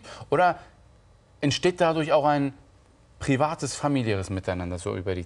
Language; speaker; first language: German; native; German